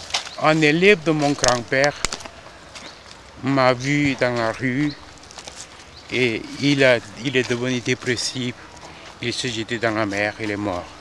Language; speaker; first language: French; non-native, fluent; Korean